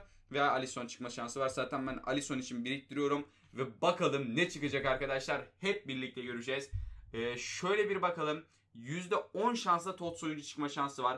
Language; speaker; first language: Turkish; native; Turkish